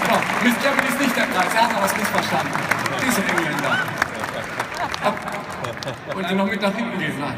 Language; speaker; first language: German; native; German